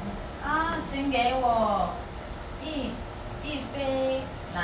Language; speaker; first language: Chinese; non-native, learner; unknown